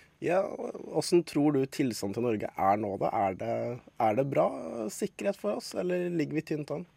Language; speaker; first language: Norwegian; native; Norwegian